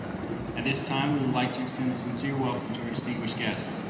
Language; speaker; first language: English; native; English